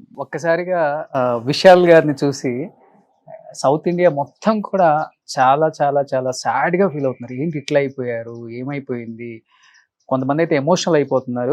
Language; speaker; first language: Telugu; native; Telugu